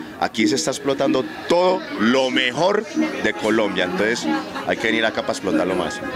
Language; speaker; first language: Spanish; early bilingual, heritage; Spanish